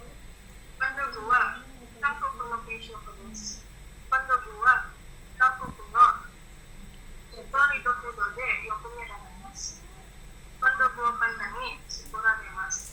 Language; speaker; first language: Japanese; non-native, learner; Indonesian